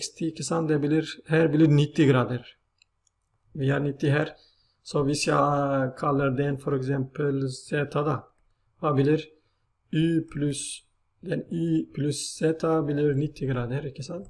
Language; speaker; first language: Norwegian; non-native, learner; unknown